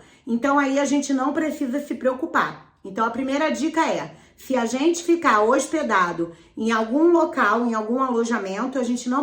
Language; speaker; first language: Portuguese; native; Portuguese